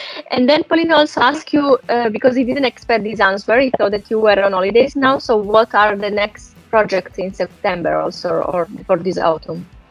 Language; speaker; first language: English; non-native, fluent; Italian